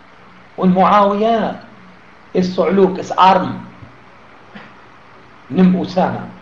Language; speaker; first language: German; non-native, fluent; Arabic